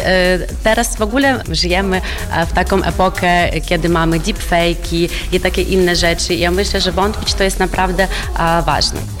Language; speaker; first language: Polish; non-native, fluent; Ukrainian